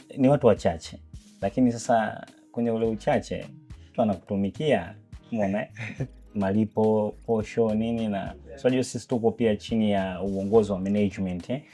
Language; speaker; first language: Swahili; native; Swahili